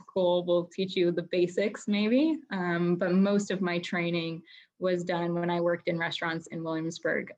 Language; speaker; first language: English; native; English